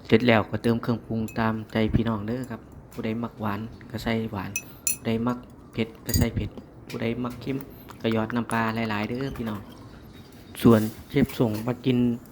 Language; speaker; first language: Thai; native; Thai